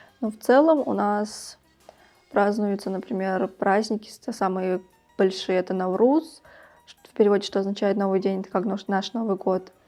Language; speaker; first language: Russian; early bilingual, other home language; Tajik